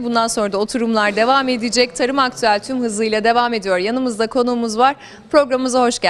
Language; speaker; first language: Turkish; native; Turkish